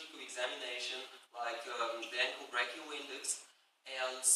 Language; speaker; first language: English; non-native, fluent; Bulgarian